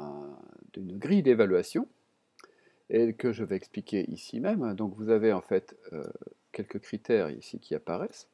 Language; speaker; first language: French; native; French